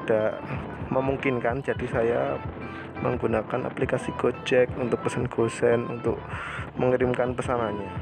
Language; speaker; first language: Indonesian; non-native, local second language; Javanese